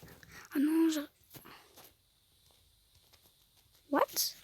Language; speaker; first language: French; native; French